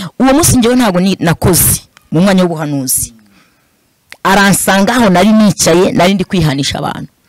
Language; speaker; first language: Kinyarwanda; non-native, fluent; Swahili